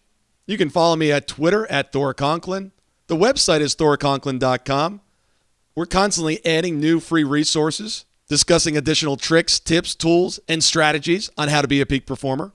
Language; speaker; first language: English; native; English